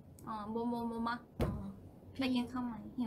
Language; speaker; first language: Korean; non-native, fluent; Chinese